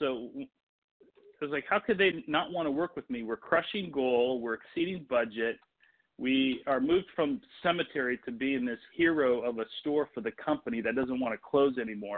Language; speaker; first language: English; non-native, fluent; Portuguese